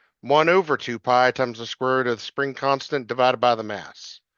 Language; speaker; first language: English; native; English